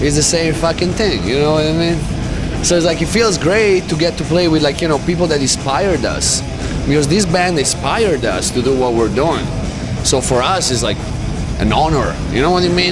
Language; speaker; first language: English; native; English